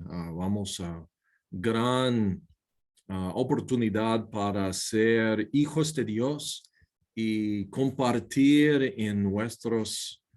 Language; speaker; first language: Spanish; non-native, learner; English